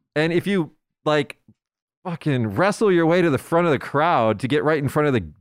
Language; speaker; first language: English; native; English